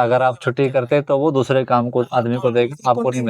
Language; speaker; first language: Hindi; native; Hindi